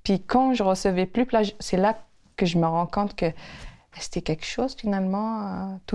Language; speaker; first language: French; non-native, local second language; Kabyle